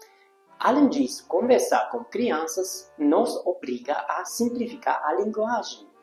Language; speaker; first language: Portuguese; non-native, fluent; Hungarian